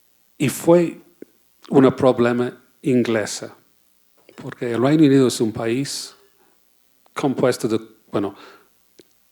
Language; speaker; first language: Spanish; non-native, fluent; English